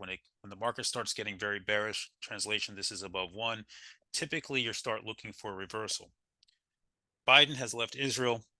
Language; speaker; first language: English; native; English